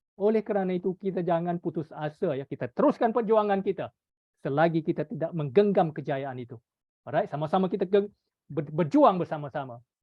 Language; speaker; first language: Malay; native; Malay